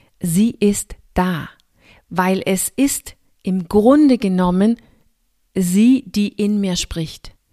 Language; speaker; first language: German; non-native, fluent; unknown